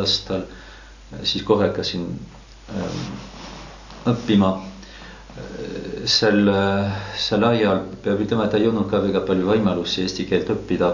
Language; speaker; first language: Estonian; non-native, fluent; French